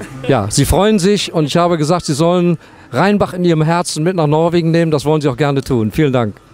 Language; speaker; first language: German; native; German